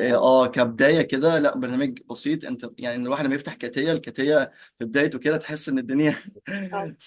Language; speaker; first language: Arabic; native; Arabic